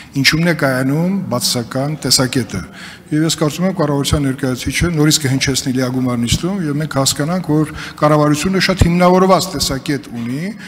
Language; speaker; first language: Armenian; native; Armenian